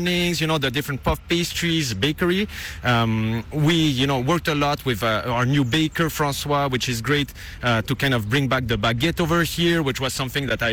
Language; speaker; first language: English; non-native, fluent; Dutch